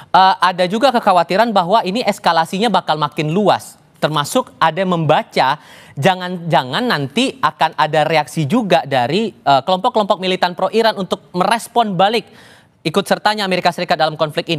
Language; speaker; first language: Indonesian; native; Indonesian